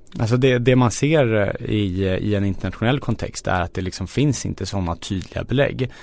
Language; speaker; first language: Swedish; native; Swedish